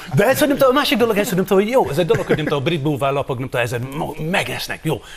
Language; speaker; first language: Hungarian; non-native, fluent; English